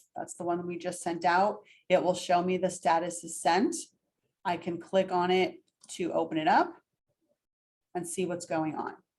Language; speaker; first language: English; native; English